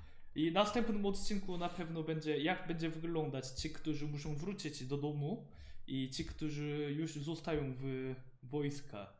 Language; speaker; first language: Polish; non-native, learner; Korean